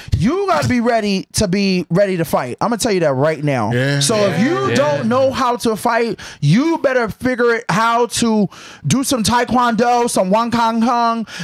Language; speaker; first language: English; native; English